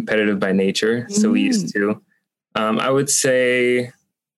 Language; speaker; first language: English; non-native, fluent; French